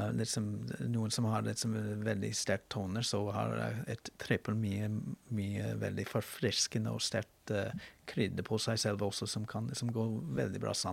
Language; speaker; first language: Norwegian; non-native, fluent; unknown